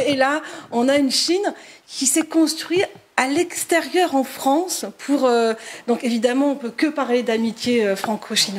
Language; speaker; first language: French; native; French